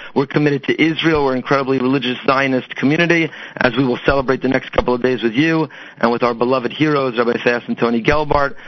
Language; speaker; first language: English; native; English